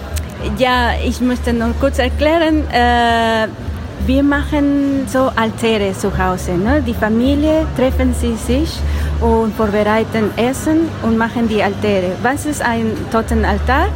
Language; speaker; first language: German; non-native, learner; Spanish